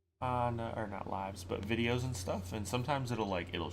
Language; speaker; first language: English; native; English